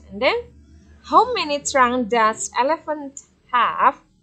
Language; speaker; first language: English; non-native, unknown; Indonesian